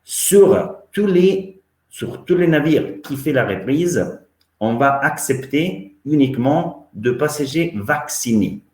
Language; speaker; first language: French; non-native, fluent; Italian